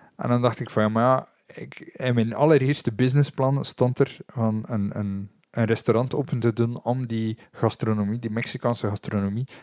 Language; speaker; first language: Dutch; native; Dutch